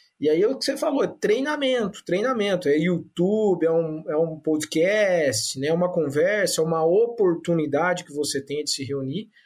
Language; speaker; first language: Portuguese; native; Portuguese